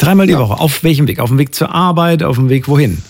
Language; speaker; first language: German; native; German